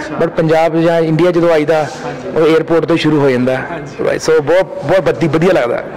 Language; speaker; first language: Punjabi; early bilingual, heritage; Punjabi